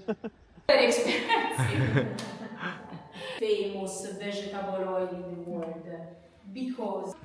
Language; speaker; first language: English; non-native, learner; Italian